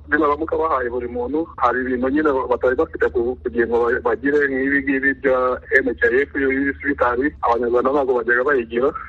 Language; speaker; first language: Kinyarwanda; early bilingual, heritage; Kinyarwanda